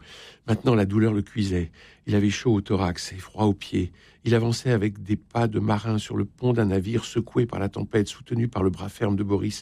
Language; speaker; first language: French; native; French